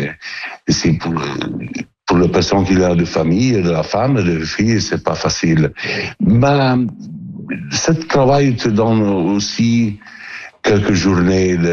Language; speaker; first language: French; non-native, learner; Italian